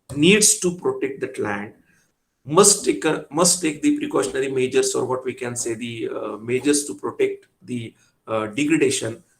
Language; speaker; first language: English; non-native, local second language; Marathi